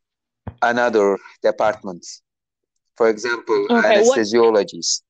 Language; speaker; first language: English; non-native, learner; Turkish